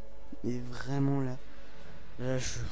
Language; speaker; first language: French; native; French